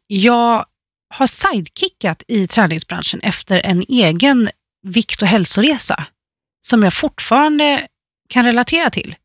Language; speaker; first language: Swedish; native; Swedish